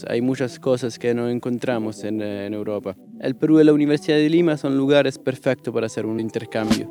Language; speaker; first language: Spanish; non-native, fluent; Italian